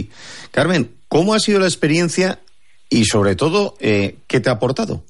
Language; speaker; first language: Spanish; native; Spanish